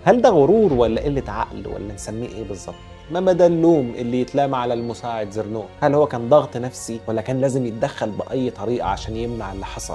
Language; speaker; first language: Arabic; native; Arabic